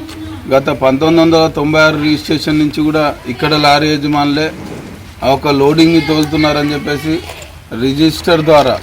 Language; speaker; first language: Telugu; native; Telugu